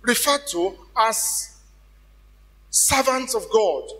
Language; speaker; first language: English; non-native, local second language; Yoruba